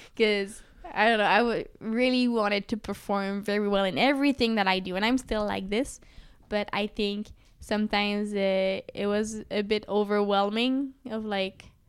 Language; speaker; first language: English; native; English